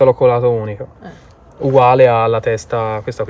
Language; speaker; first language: Italian; native; Italian